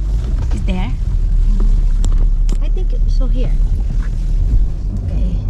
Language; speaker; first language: English; non-native, learner; Filipino